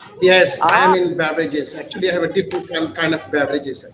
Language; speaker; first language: English; non-native, local second language; Filipino